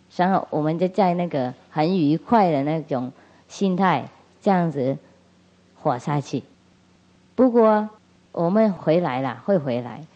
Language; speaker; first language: Chinese; non-native, fluent; Vietnamese